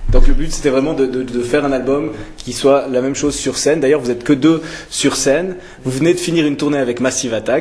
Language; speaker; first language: French; native; French